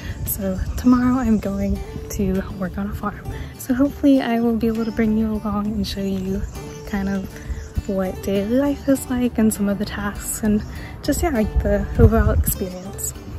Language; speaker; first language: English; native; English